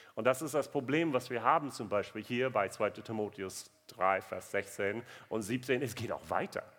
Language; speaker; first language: German; non-native, fluent; English